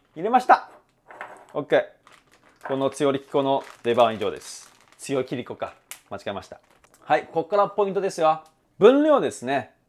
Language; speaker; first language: Japanese; non-native, fluent; Chinese